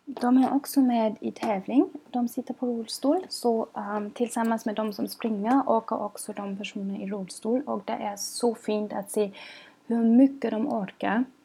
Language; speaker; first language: Swedish; non-native, learner; German